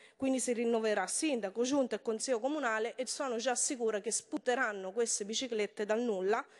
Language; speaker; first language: Italian; native; Italian